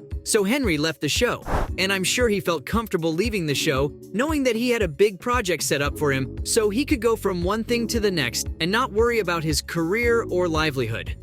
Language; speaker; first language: English; native; English